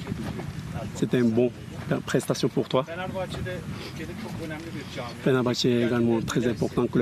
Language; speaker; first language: French; non-native, fluent; Turkish